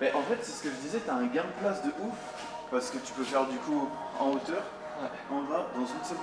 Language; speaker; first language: French; native; French